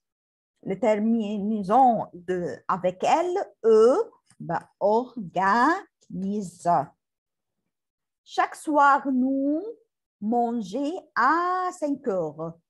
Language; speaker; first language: French; non-native, learner; Arabic